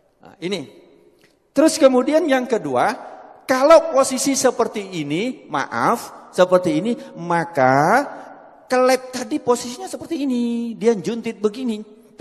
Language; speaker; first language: Indonesian; non-native, local second language; Javanese